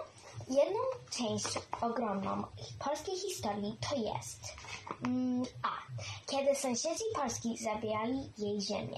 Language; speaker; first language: Polish; early bilingual, heritage; Polish